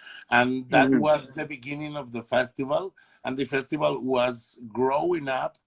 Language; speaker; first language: English; non-native, learner; Spanish